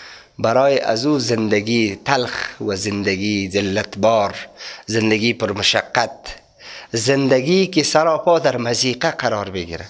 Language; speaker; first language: Persian; native; Persian